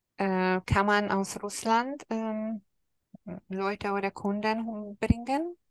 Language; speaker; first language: German; non-native, fluent; Hungarian